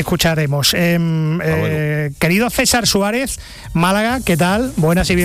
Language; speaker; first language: Spanish; native; Spanish